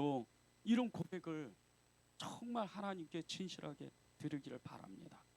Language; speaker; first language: Korean; native; Korean